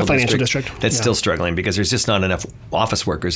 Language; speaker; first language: English; native; English